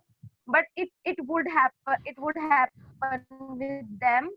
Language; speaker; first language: English; non-native, learner; Hindi